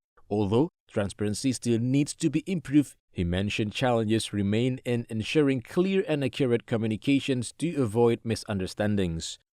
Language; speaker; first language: English; non-native, fluent; Indonesian